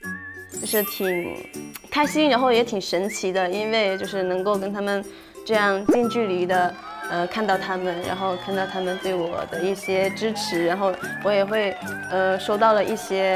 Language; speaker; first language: Chinese; native; Chinese